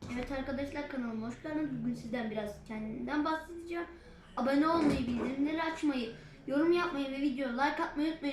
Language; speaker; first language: Turkish; non-native, learner; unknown